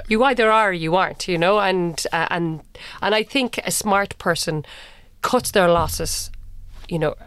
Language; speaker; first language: English; native; English